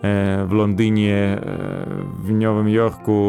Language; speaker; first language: Polish; non-native, fluent; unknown